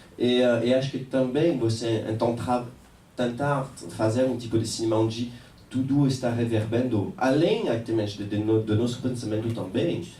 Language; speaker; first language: Portuguese; non-native, fluent; French